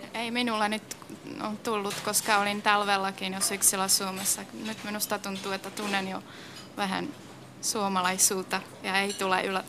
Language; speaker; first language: Finnish; non-native, fluent; Czech